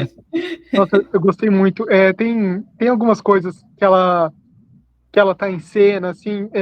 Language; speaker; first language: Portuguese; native; Portuguese